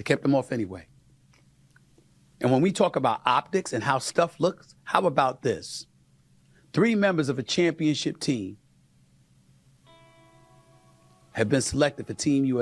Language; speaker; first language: English; native; English